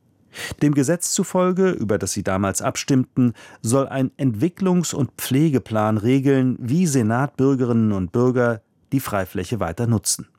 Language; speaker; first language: German; native; German